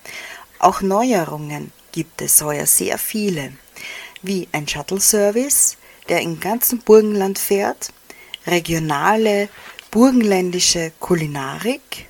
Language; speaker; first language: German; native; German